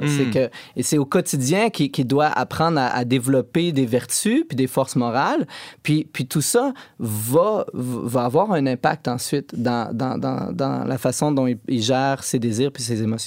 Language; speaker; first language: French; native; French